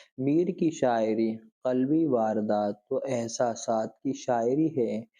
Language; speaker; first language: Urdu; native; Urdu